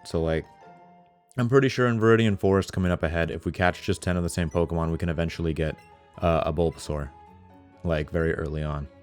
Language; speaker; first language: English; native; English